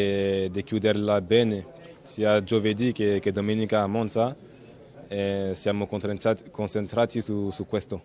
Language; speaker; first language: Italian; non-native, fluent; French